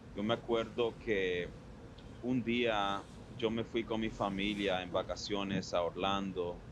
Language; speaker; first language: Spanish; early bilingual, heritage; Spanish